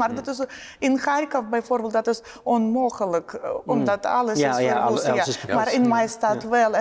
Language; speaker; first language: Dutch; non-native, learner; Ukrainian